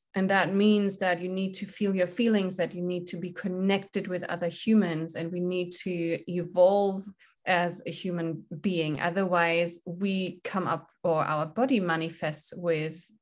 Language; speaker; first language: English; non-native, fluent; German